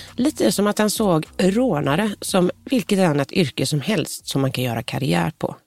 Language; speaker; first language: Swedish; native; Swedish